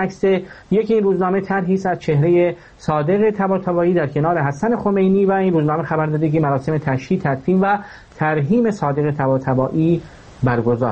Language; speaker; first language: Persian; native; Persian